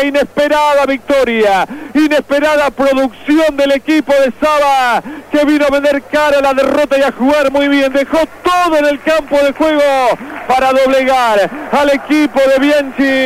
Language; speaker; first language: Spanish; native; Spanish